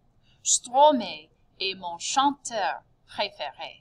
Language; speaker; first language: French; non-native, fluent; English